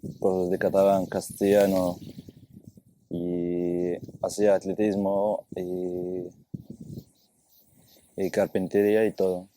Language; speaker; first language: Spanish; non-native, fluent; Arabic